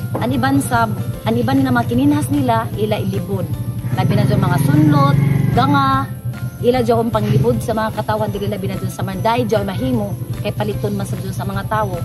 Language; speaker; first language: Cebuano; non-native, local second language; Surigaonon